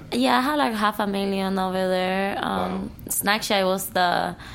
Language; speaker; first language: English; non-native, learner; Spanish